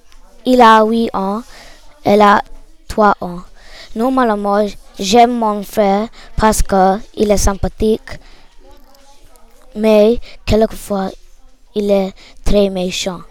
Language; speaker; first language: French; non-native, learner; English